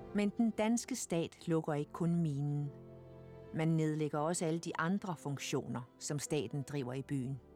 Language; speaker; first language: Danish; native; Danish